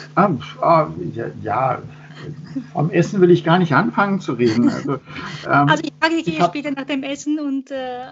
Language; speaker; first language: German; native; German